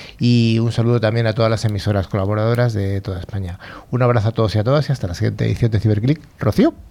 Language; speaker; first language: Spanish; native; Spanish